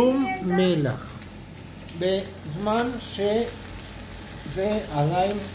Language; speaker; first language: Hebrew; non-native, fluent; Spanish